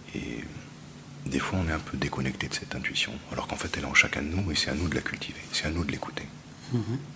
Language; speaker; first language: French; native; French